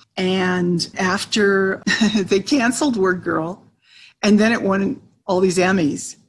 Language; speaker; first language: English; native; English